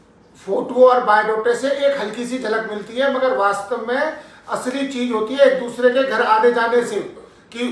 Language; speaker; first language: Hindi; native; Hindi